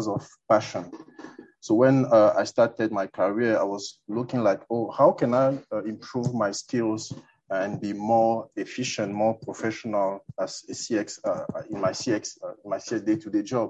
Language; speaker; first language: English; non-native, local second language; French